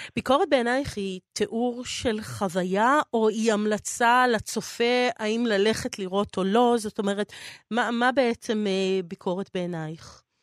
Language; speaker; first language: Hebrew; native; Hebrew